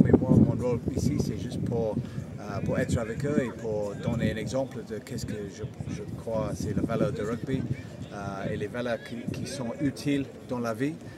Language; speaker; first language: French; non-native, fluent; English